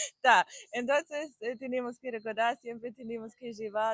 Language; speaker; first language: Spanish; non-native, learner; German